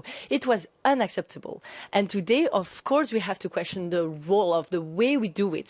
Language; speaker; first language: English; non-native, fluent; French